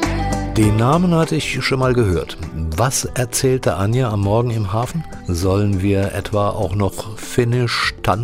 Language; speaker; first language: German; native; German